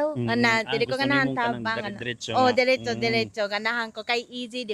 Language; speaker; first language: Cebuano; non-native, learner; Japanese